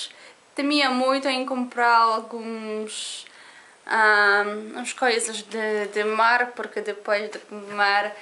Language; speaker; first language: Portuguese; non-native, learner; Polish